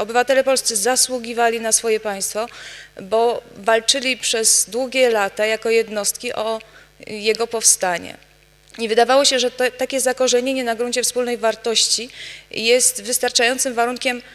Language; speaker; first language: Polish; native; Polish